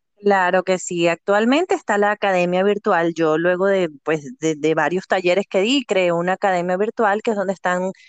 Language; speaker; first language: Spanish; native; Spanish